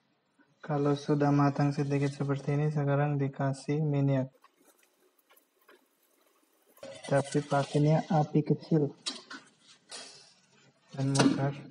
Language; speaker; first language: Indonesian; non-native, fluent; Bangla